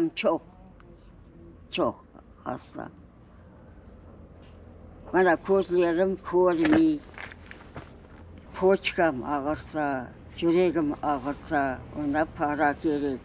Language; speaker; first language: Turkish; non-native, learner; Crimean Tatar